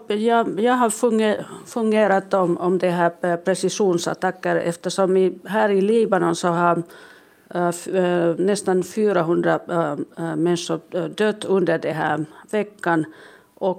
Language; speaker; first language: Swedish; non-native, local second language; Finnish